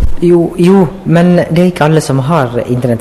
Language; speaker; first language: Norwegian; non-native, fluent; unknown